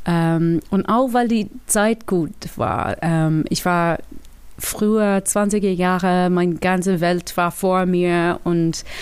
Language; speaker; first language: German; non-native, learner; English